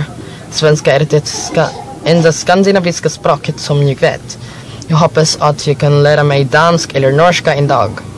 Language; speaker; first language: Swedish; non-native, learner; Filipino